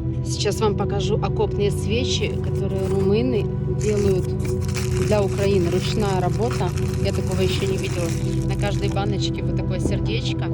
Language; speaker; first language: Russian; native; Russian